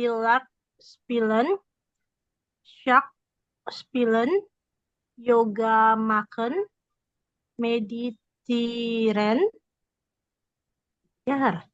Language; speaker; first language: German; non-native, learner; Indonesian